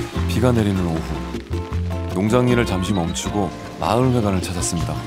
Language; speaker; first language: Korean; native; Korean